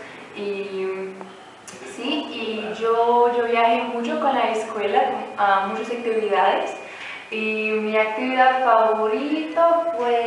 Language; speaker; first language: Spanish; non-native, learner; English